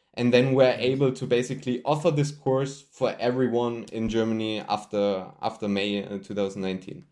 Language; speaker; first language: English; non-native, fluent; German